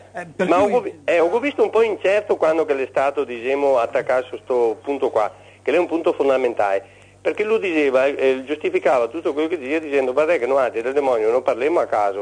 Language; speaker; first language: Italian; native; Italian